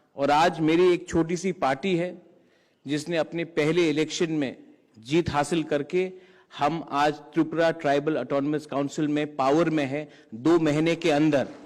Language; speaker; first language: Hindi; non-native, local second language; Kok Borok